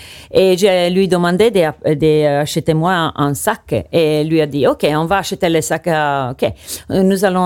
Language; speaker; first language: French; non-native, learner; Italian